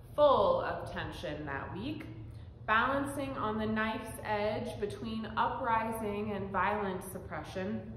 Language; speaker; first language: English; native; English